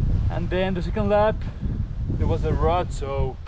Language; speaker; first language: English; non-native, fluent; Spanish